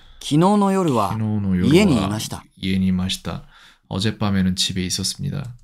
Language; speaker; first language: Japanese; non-native, learner; Korean